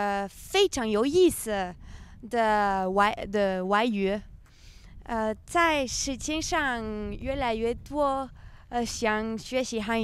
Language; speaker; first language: Chinese; non-native, learner; French